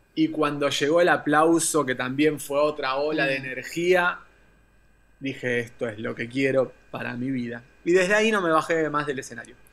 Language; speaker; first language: Spanish; native; Spanish